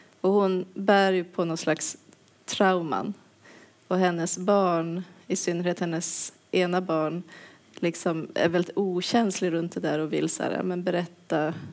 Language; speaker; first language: Swedish; native; Swedish